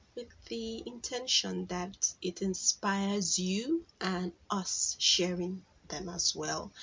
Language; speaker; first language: English; non-native, local second language; Igbo